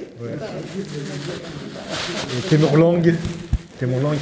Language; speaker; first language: French; non-native, learner; Uzbek